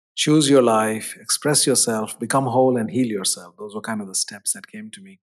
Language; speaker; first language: English; non-native, local second language; Hindi